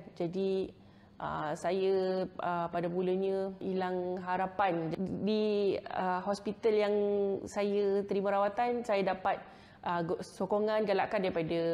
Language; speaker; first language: Malay; native; Malay